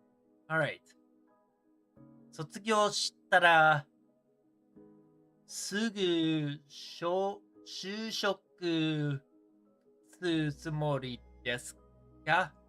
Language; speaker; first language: Japanese; non-native, learner; English